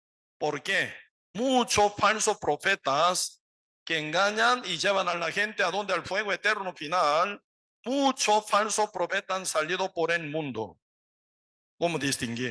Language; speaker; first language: Spanish; non-native, learner; Korean